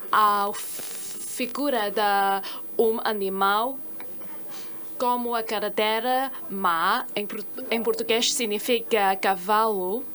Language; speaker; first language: Portuguese; non-native, fluent; Chinese